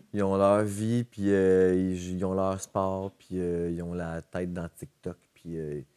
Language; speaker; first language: French; native; French